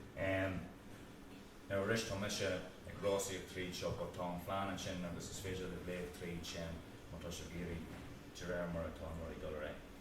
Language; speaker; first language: Irish; native; Irish